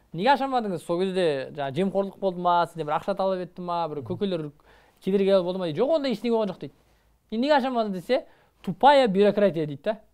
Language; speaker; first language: Kazakh; native; Kazakh